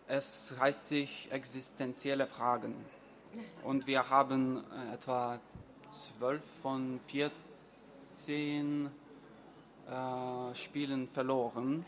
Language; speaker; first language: German; non-native, learner; Lithuanian